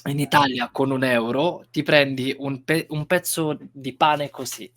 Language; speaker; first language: Italian; non-native, fluent; Romanian